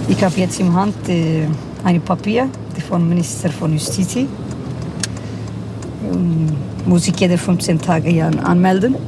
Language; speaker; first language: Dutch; non-native, learner; Kurdish